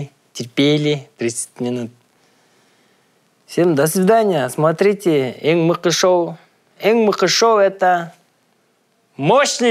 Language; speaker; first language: Russian; non-native, local second language; Kyrgyz